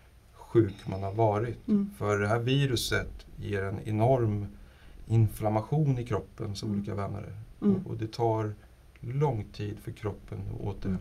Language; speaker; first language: Swedish; non-native, fluent; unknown